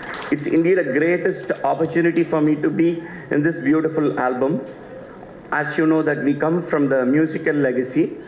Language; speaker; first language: English; non-native, local second language; Tamil